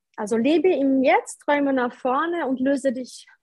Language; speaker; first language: German; early bilingual, other home language; Polish